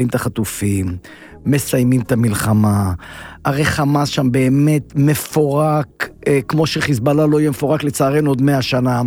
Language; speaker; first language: Hebrew; native; Hebrew